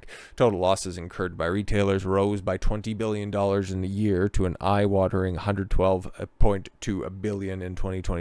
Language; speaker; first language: English; native; English